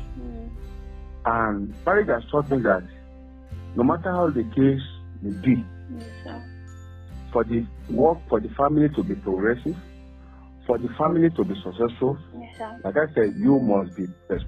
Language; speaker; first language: English; non-native, local second language; Yoruba